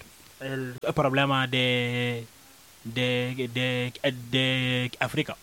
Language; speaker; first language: Spanish; non-native, learner; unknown